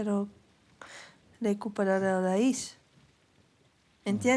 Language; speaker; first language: Spanish; non-native, learner; Dutch